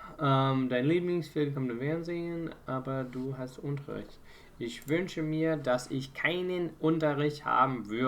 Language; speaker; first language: German; non-native, fluent; English